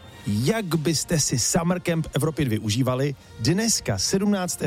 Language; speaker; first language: Czech; native; Czech